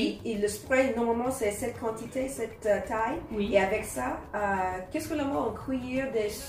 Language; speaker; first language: French; non-native, learner; English